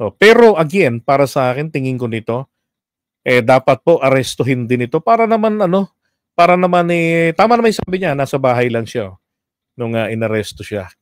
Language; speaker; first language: Filipino; native; Filipino